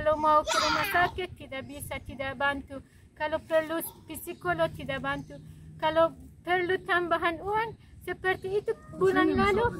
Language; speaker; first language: Indonesian; non-native, learner; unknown